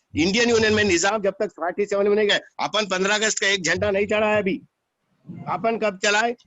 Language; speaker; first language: Hindi; non-native, local second language; Telugu